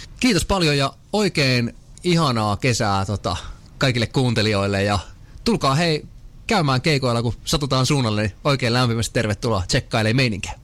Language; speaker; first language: Finnish; native; Finnish